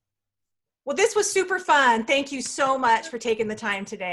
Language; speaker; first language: English; native; English